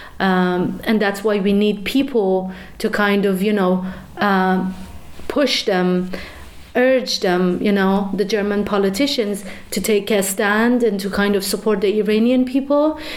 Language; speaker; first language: English; non-native, fluent; Persian